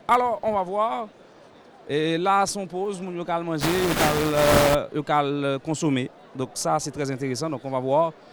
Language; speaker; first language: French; non-native, local second language; Haitian Creole